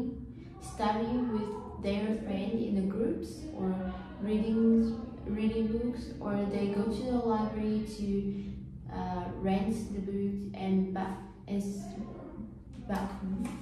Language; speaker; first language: English; non-native, learner; Vietnamese